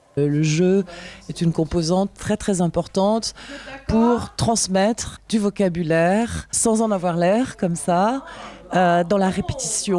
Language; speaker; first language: French; native; French